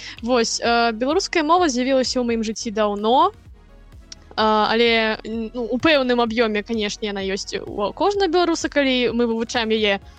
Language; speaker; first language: Belarusian; non-native, local second language; Russian